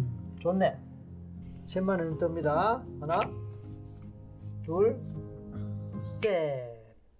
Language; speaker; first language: Korean; native; Korean